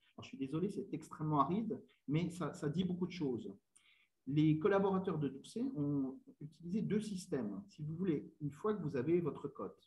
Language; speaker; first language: French; native; French